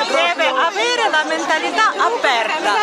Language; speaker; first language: Italian; non-native, fluent; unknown